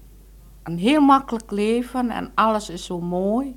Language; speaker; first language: Dutch; non-native, local second language; Indonesian